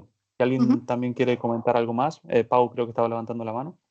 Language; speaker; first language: Spanish; native; Spanish